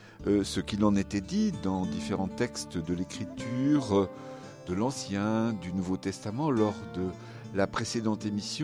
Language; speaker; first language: French; native; French